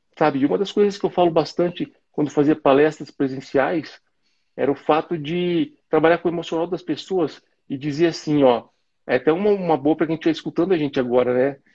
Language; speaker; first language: Portuguese; native; Portuguese